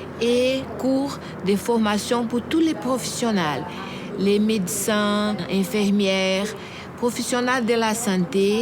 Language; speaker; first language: French; non-native, fluent; Portuguese